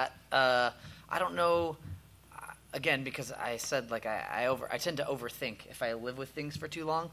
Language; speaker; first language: English; native; English